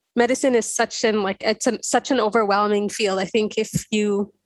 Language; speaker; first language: English; non-native, fluent; Arabic